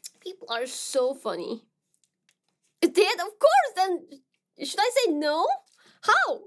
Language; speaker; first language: English; non-native, fluent; Korean